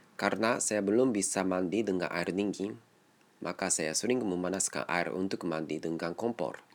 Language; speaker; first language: Indonesian; non-native, learner; Japanese